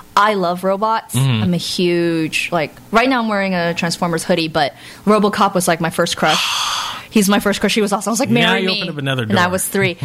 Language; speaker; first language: English; native; English